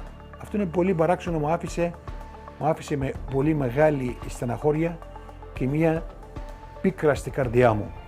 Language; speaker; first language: Greek; non-native, local second language; Turkish